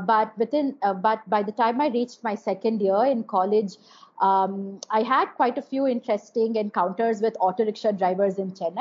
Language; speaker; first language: English; non-native, local second language; Tamil